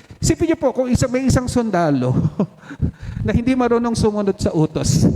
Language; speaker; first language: Filipino; native; Filipino